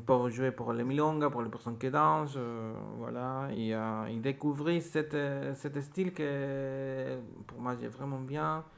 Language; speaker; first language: French; non-native, learner; Spanish